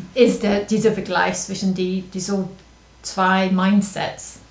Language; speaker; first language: German; non-native, fluent; English